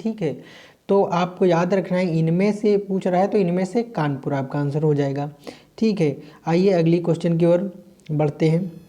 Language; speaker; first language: Hindi; native; Hindi